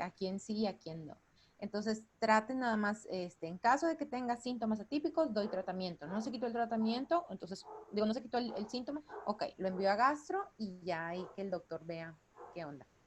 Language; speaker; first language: Spanish; native; Spanish